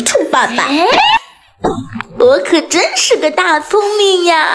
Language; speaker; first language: Chinese; native; Chinese